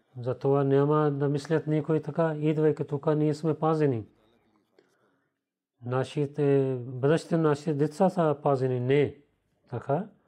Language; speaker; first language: Bulgarian; non-native, learner; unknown